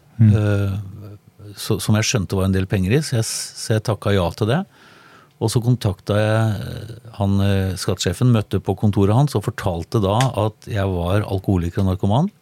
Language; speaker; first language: Norwegian; native; Norwegian